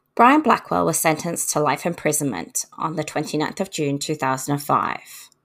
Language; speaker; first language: English; native; English